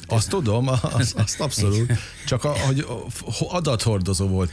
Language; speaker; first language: Hungarian; native; Hungarian